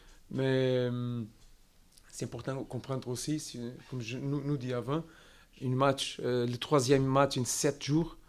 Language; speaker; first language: French; non-native, learner; Portuguese